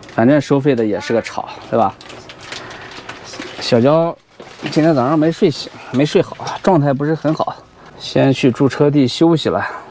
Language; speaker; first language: Chinese; native; Chinese